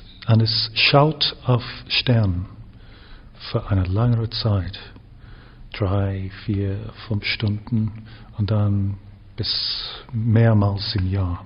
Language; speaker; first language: German; non-native, fluent; English